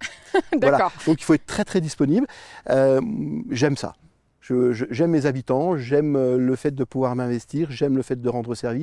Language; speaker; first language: French; native; French